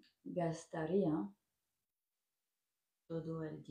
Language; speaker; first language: Spanish; non-native, learner; French